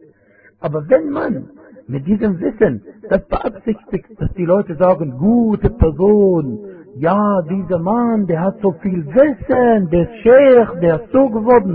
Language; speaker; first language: German; non-native, fluent; Arabic